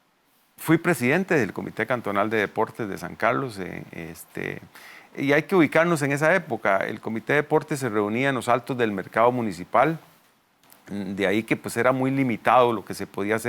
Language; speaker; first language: Spanish; native; Spanish